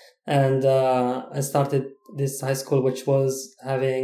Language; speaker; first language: English; non-native, fluent; Italian